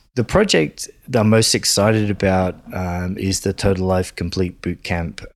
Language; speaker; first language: English; native; English